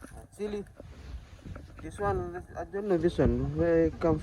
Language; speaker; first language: English; non-native, local second language; Fijian